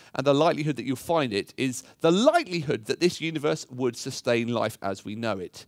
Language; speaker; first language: English; native; English